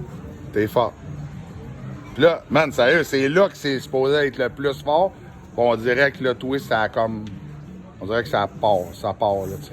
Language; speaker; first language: French; native; French